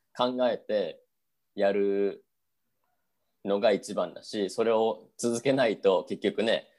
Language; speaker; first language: Japanese; native; Japanese